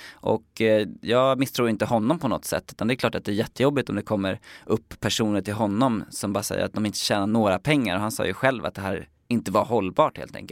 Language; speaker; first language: Swedish; native; Swedish